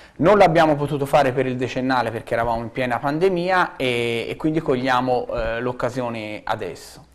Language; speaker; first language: Italian; native; Italian